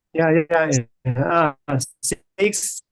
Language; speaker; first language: English; non-native, learner; Nepali